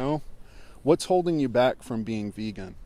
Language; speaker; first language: English; native; English